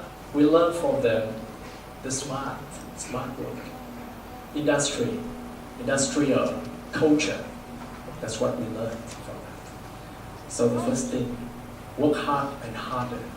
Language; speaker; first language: English; non-native, fluent; Vietnamese